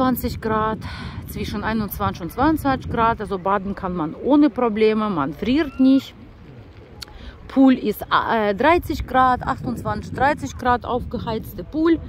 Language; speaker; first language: German; non-native, learner; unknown